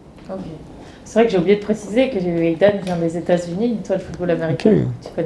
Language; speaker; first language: French; native; French